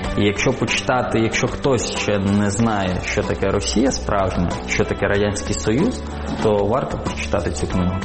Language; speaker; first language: Ukrainian; non-native, local second language; Russian